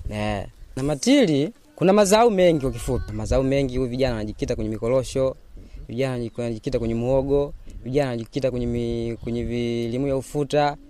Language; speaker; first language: Swahili; non-native, local second language; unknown